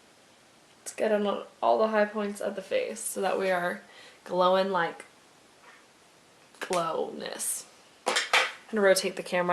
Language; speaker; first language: English; native; English